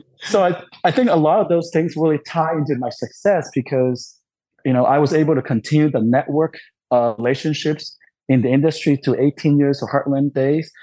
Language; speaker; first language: English; non-native, local second language; Cantonese